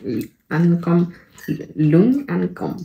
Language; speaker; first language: Vietnamese; non-native, learner; French